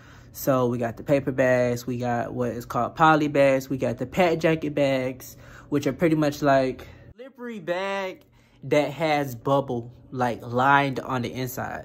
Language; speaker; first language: English; native; English